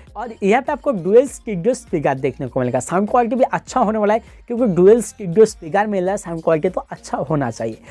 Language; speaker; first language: Hindi; non-native, local second language; Bangla